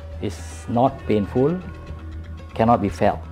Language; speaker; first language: English; non-native, local second language; Malay